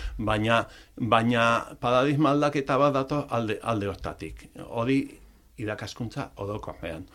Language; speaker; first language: Basque; non-native, local second language; Spanish